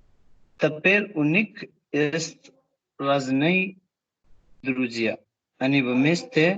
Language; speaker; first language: Russian; non-native, learner; Hindi